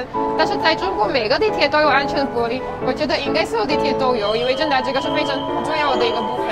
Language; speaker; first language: Chinese; non-native, fluent; Czech